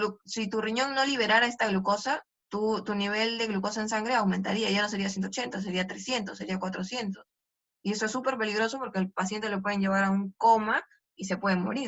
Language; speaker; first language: Spanish; native; Spanish